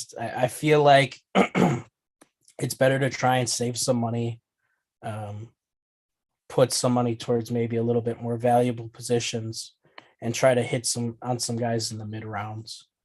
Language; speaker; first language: English; native; English